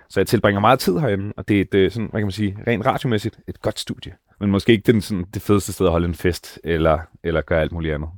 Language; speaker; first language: Danish; native; Danish